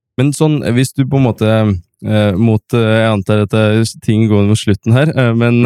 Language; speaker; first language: Norwegian; native; Norwegian